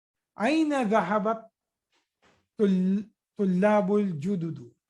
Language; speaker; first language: Arabic; non-native, fluent; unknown